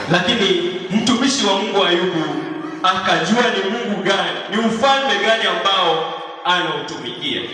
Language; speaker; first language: Swahili; non-native, local second language; Kamba